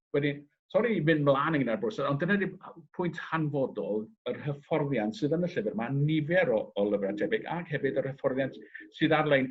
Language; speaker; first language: Welsh; native; Welsh